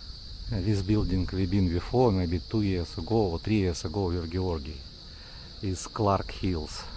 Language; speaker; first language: English; non-native, learner; Russian